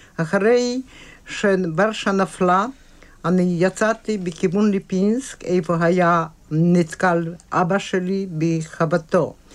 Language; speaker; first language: Hebrew; non-native, fluent; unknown